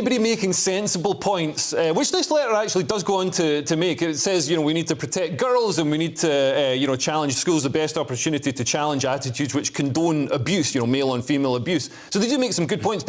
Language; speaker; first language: English; native; English